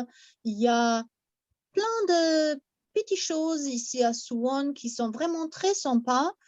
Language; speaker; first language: French; non-native, fluent; German